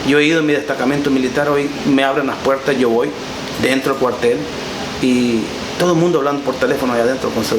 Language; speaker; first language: Spanish; native; Spanish